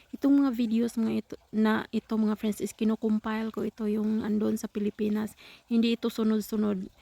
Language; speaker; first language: Filipino; non-native, local second language; Cebuano